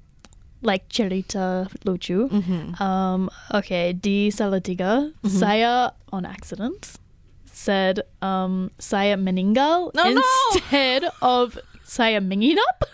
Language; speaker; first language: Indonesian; non-native, learner; English